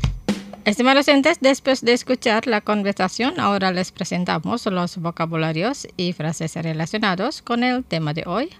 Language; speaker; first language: Spanish; non-native, fluent; Indonesian